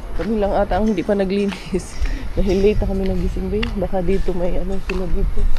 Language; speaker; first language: Filipino; non-native, local second language; Cebuano